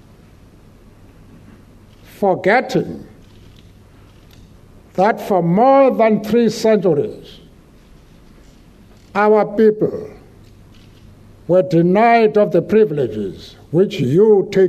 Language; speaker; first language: English; non-native, local second language; Xhosa